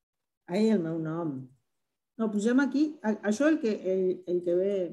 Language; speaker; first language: Catalan; non-native, fluent; Spanish